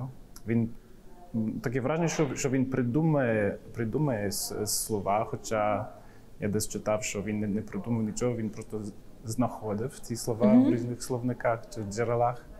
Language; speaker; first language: Ukrainian; non-native, fluent; English